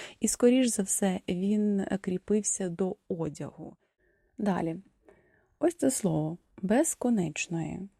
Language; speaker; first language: Ukrainian; non-native, local second language; Russian